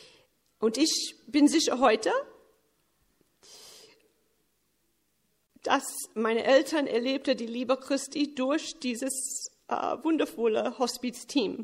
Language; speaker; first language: German; early bilingual, heritage; English